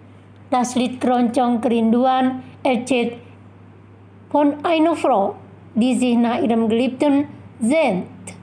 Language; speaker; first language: German; non-native, fluent; Indonesian